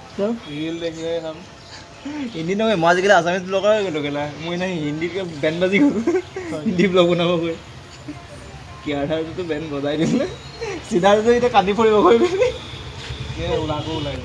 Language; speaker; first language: Hindi; non-native, local second language; Assamese